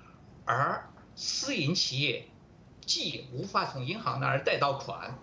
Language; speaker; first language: Chinese; native; Chinese